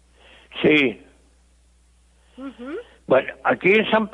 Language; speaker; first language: Spanish; non-native, local second language; Galician